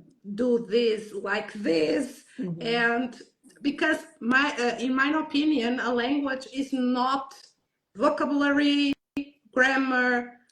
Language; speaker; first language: English; non-native, learner; Portuguese